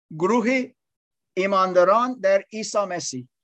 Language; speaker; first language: Persian; non-native, learner; English